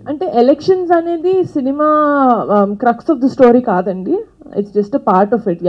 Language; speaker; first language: Telugu; native; Telugu